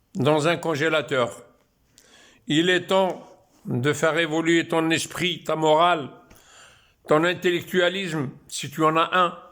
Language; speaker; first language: French; non-native, local second language; Arabic